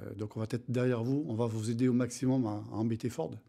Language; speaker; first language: French; native; French